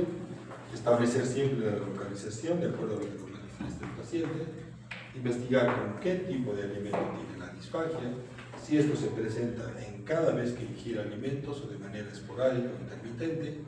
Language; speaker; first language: Spanish; native; Spanish